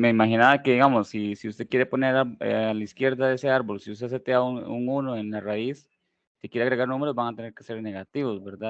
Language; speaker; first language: Spanish; native; Spanish